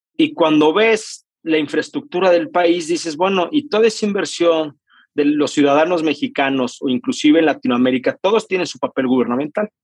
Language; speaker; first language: Spanish; native; Spanish